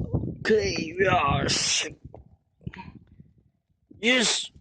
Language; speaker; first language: English; non-native, learner; Vietnamese